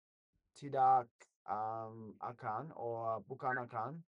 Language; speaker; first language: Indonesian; non-native, learner; English